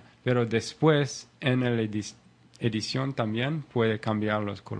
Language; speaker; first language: Spanish; non-native, learner; English